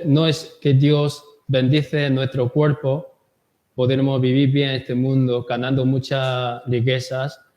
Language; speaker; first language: Spanish; non-native, learner; Korean